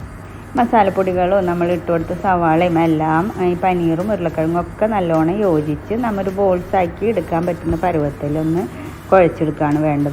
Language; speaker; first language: Malayalam; native; Malayalam